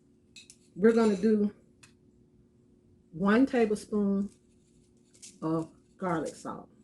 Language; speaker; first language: English; native; English